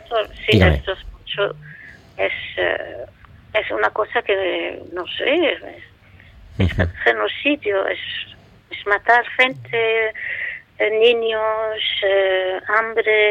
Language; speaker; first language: Spanish; non-native, fluent; Arabic